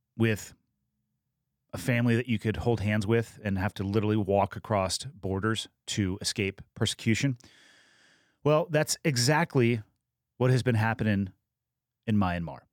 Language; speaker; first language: English; native; English